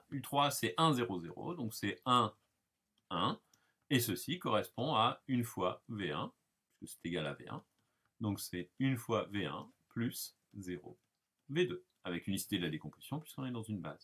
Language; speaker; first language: French; native; French